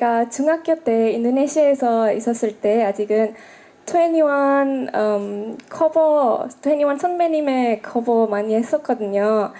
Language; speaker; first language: Korean; non-native, fluent; Indonesian